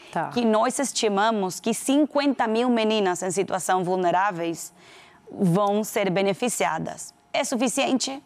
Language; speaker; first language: Portuguese; non-native, fluent; Spanish